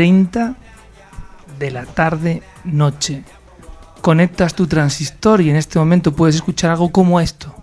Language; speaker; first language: Spanish; native; Spanish